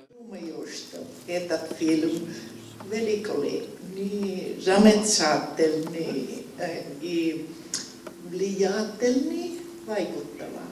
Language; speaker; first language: Russian; non-native, learner; Finnish